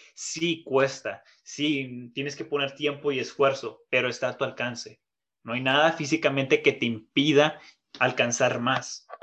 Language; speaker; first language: Spanish; native; Spanish